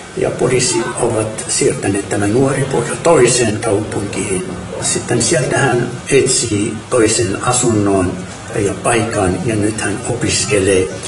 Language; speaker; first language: Finnish; non-native, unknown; Arabic